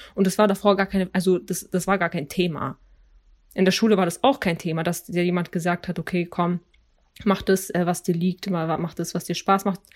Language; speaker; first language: German; early bilingual, other home language; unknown